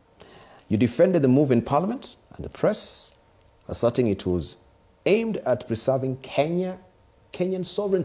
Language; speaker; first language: English; non-native, local second language; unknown